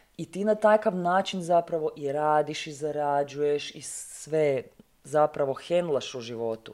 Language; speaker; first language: Croatian; native; Croatian